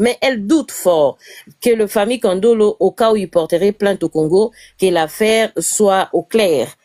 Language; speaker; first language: French; non-native, local second language; Lingala